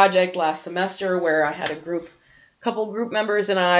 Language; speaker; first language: English; native; English